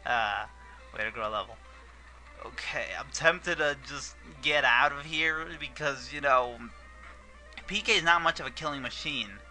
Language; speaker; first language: English; native; English